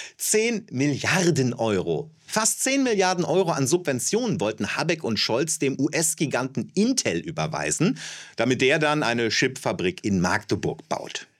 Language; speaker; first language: German; native; German